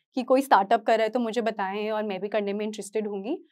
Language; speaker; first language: Hindi; native; Hindi